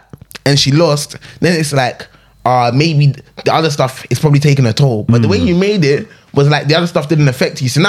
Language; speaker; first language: English; native; English